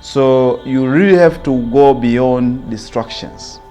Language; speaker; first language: English; non-native, local second language; Swahili